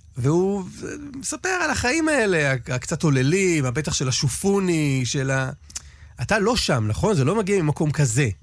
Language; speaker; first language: Hebrew; native; Hebrew